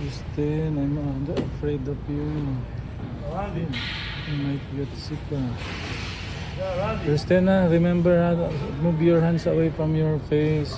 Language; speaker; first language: English; non-native, local second language; Filipino